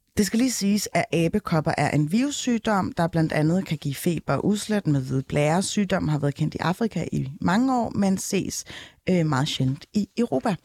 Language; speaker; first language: Danish; early bilingual, other home language; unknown